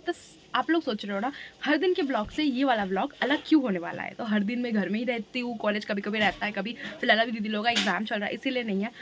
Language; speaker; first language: Hindi; non-native, local second language; Bangla